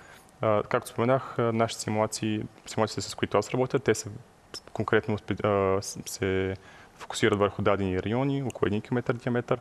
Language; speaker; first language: Bulgarian; native; Bulgarian